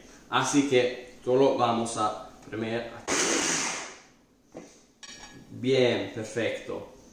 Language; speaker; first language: Spanish; non-native, fluent; Italian